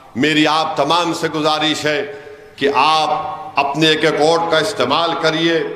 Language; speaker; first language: Urdu; native; Urdu